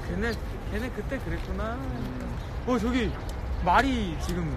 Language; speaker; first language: Korean; native; Korean